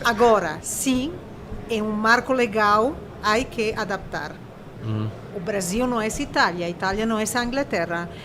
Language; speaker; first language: Portuguese; non-native, fluent; Italian